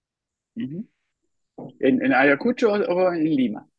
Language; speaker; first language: Spanish; non-native, fluent; German